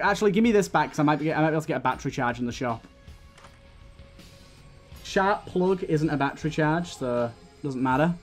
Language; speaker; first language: English; native; English